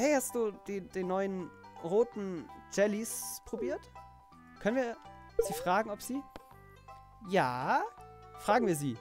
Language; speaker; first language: German; native; German